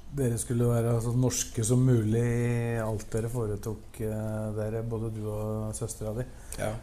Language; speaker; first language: Norwegian; native; Norwegian